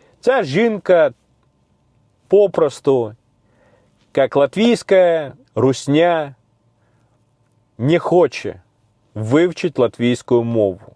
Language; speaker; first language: Ukrainian; non-native, learner; Russian